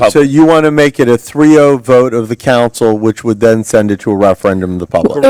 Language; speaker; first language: English; native; English